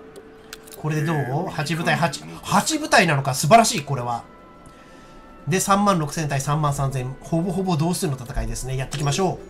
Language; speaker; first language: Japanese; native; Japanese